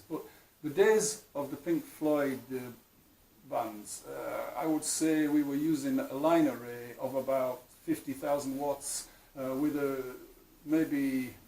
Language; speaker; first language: English; non-native, fluent; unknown